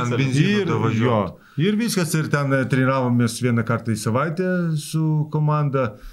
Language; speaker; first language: Lithuanian; non-native, local second language; Polish